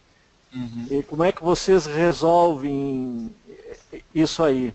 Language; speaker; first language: Portuguese; native; Portuguese